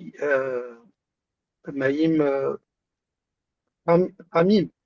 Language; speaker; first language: Hebrew; non-native, learner; French